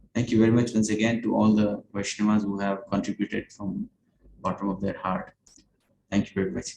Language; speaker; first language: English; non-native, local second language; Hindi